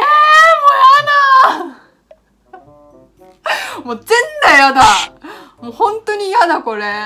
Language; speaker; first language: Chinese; non-native, fluent; Japanese